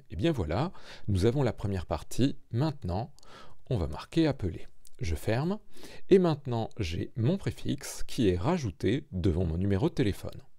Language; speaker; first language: French; native; French